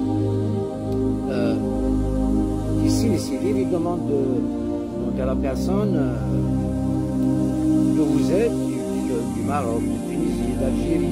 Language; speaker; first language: French; non-native, local second language; Kabyle